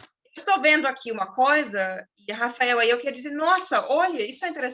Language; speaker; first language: Portuguese; non-native, fluent; German